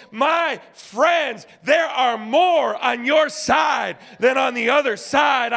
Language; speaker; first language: English; native; English